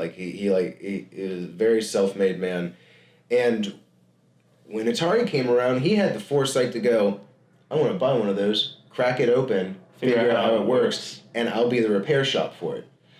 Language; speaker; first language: English; native; English